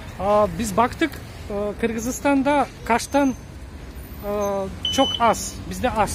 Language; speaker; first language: Turkish; non-native, learner; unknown